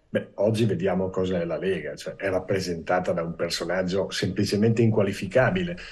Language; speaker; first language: Italian; native; Italian